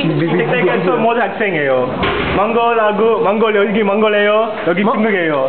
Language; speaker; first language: Korean; non-native, learner; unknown